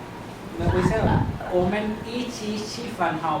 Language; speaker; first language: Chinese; non-native, learner; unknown